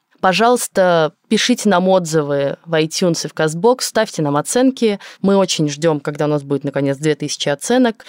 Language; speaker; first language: Russian; native; Russian